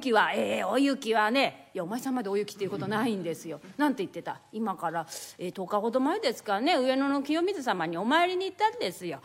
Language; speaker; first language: Japanese; native; Japanese